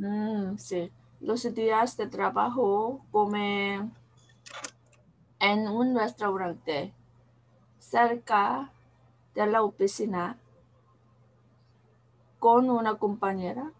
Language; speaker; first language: Spanish; non-native, learner; Korean